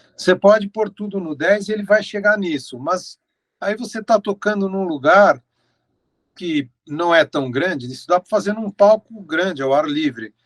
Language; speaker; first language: Portuguese; native; Portuguese